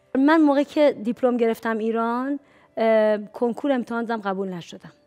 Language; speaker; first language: Persian; native; Persian